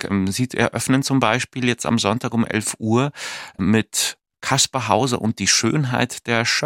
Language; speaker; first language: German; native; German